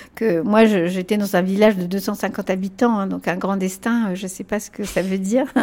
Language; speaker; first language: French; early bilingual, other home language; Spanish